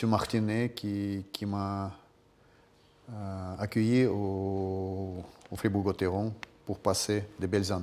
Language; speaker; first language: French; non-native, fluent; Russian